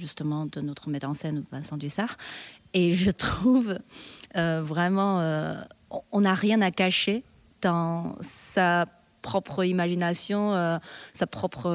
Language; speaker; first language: French; non-native, fluent; Chinese